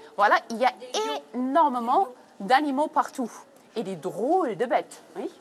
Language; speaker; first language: French; non-native, fluent; German